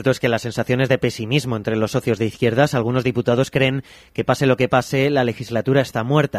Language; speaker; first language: Spanish; native; Spanish